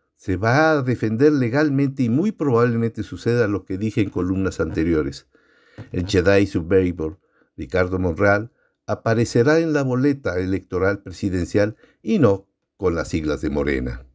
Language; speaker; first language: Spanish; native; Spanish